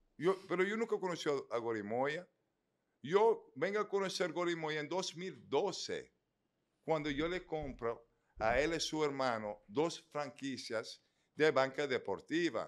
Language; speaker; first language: Spanish; native; Spanish